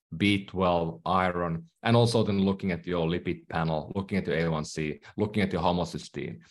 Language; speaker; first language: English; non-native, fluent; Finnish